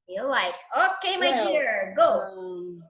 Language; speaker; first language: English; non-native, fluent; Portuguese